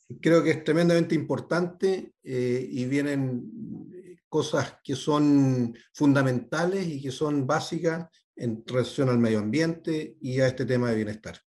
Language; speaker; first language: Spanish; native; Spanish